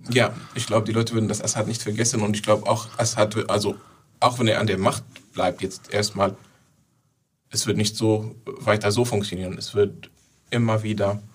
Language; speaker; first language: German; non-native, fluent; Arabic